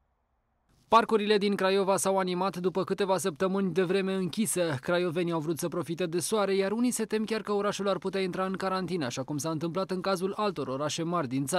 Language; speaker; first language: Romanian; native; Romanian